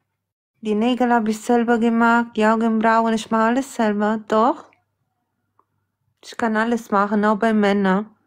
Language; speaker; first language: German; early bilingual, other home language; Italian